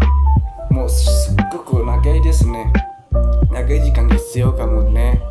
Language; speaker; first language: Japanese; non-native, learner; Indonesian